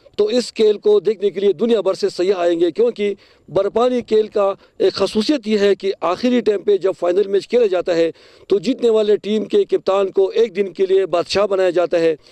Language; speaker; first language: Urdu; non-native, local second language; Khowar